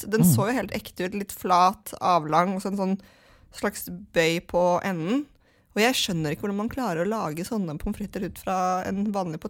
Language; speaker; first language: Norwegian; native; Norwegian